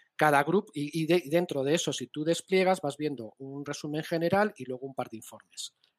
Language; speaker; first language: Spanish; native; Spanish